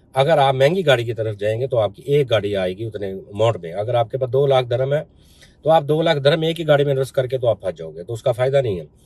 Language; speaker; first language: Urdu; non-native, local second language; Punjabi